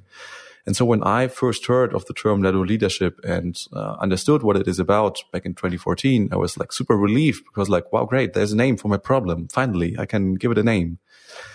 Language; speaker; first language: English; non-native, fluent; German